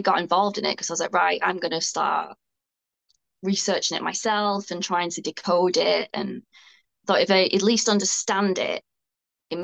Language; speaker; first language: English; native; English